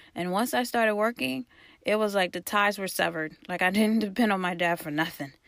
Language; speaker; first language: English; early bilingual, other home language; Haitian Creole